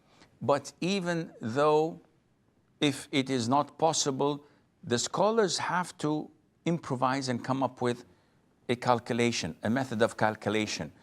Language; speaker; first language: English; non-native, fluent; Arabic